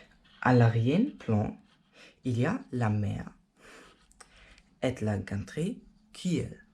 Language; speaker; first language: French; non-native, learner; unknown